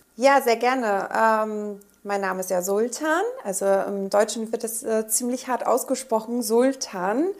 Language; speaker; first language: German; native; German